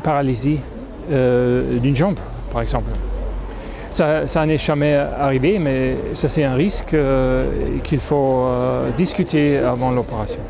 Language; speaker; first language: French; non-native, fluent; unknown